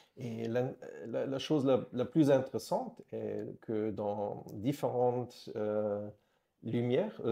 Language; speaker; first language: French; non-native, fluent; German